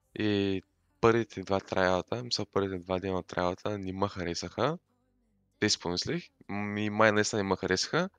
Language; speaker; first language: Bulgarian; non-native, local second language; Turkish